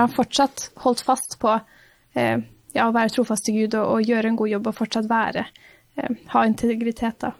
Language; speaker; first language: Norwegian; native; Norwegian